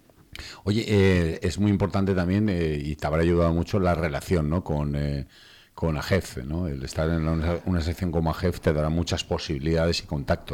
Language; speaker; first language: Spanish; native; Spanish